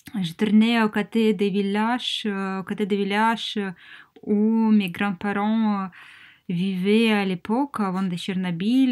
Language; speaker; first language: French; non-native, fluent; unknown